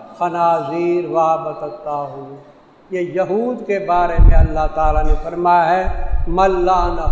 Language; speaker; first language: Urdu; non-native, local second language; Saraiki